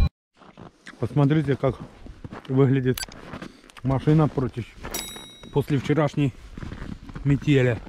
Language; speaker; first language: Russian; native; Russian